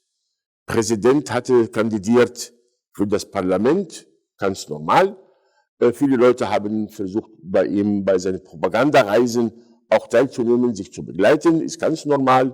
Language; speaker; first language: German; non-native, fluent; Arabic